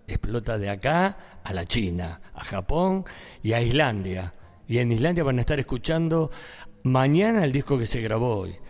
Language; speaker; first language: Spanish; native; Spanish